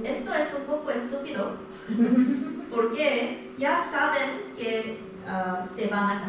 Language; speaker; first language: Spanish; non-native, learner; Korean